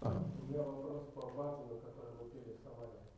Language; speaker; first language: Russian; native; Russian